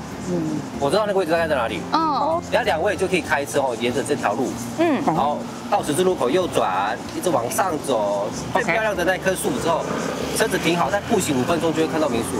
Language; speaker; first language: Chinese; native; Chinese